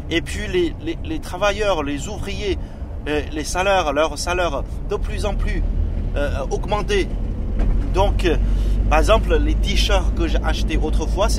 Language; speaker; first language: French; non-native, fluent; Chinese